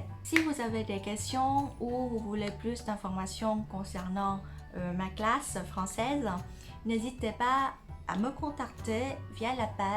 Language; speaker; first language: French; non-native, fluent; Vietnamese